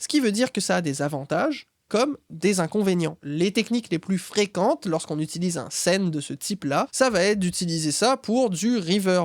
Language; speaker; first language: French; native; French